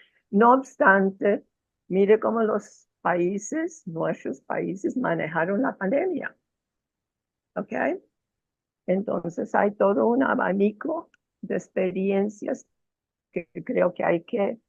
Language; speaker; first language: Spanish; non-native, fluent; English